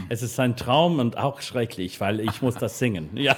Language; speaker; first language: German; non-native, fluent; English